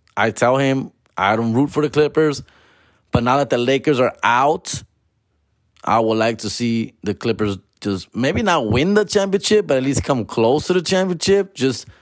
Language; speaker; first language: English; early bilingual, other home language; Spanish